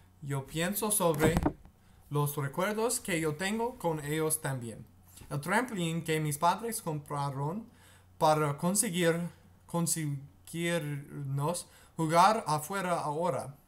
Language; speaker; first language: Spanish; non-native, learner; English